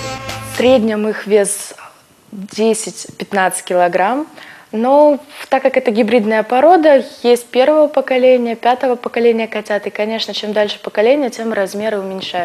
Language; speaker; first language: Russian; native; Russian